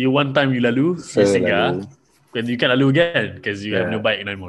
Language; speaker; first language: English; non-native, local second language; Malay